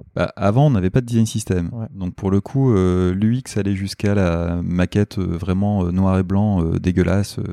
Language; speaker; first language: French; native; French